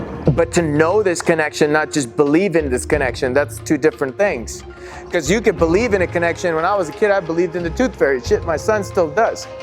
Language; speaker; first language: English; native; English